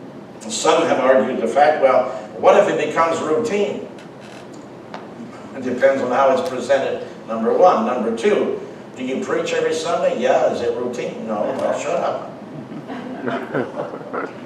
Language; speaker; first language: English; native; English